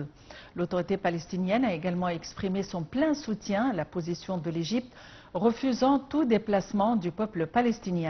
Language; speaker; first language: French; non-native, fluent; Arabic